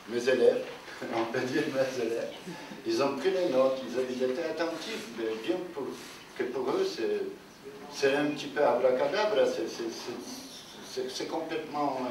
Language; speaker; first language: French; non-native, fluent; Polish